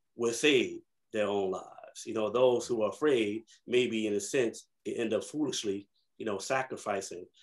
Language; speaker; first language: English; native; English